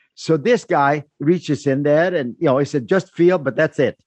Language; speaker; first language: English; non-native, fluent; Dutch